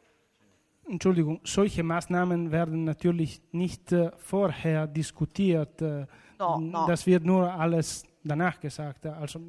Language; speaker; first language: German; non-native, local second language; Italian